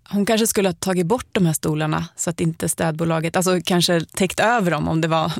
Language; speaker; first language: Swedish; native; Swedish